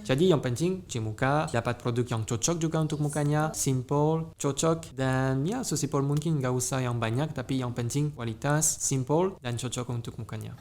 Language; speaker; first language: Indonesian; non-native, fluent; French